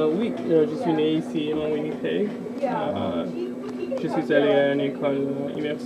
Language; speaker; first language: French; early bilingual, other home language; English